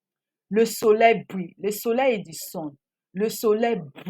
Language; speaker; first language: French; non-native, fluent; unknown